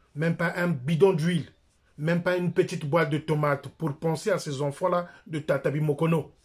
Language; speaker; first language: French; non-native, local second language; Lingala